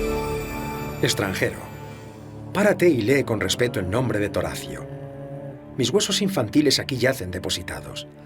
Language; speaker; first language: Spanish; native; Spanish